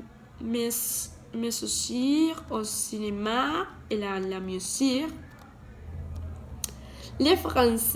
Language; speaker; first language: French; non-native, learner; Spanish